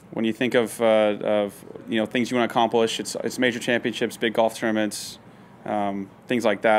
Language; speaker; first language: English; native; English